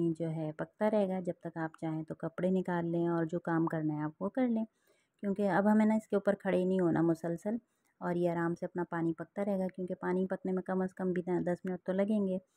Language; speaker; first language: Urdu; native; Urdu